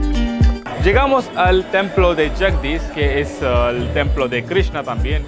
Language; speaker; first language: Spanish; non-native, fluent; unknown